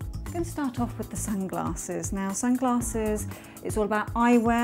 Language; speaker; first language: English; native; English